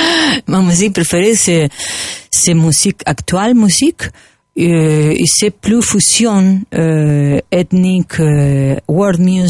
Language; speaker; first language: French; non-native, learner; Spanish